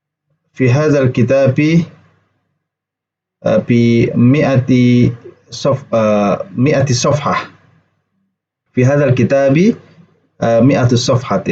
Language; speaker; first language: Arabic; non-native, fluent; Indonesian